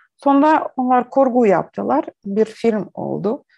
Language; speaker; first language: Turkish; non-native, learner; Ukrainian